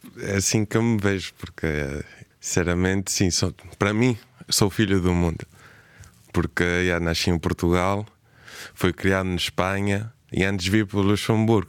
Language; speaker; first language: Portuguese; early bilingual, heritage; Portuguese